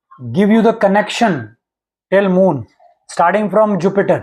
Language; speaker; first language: English; non-native, local second language; Hindi